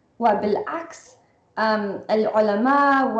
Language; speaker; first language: Arabic; non-native, fluent; English